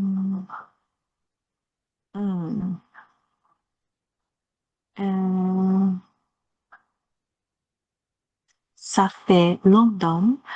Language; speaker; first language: French; non-native, learner; Chinese